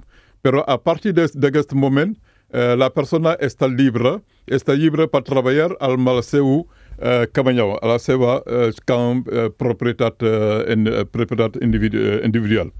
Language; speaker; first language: Catalan; non-native, fluent; Mandingo